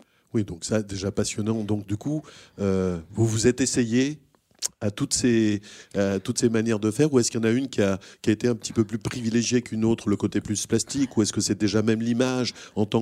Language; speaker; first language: French; native; French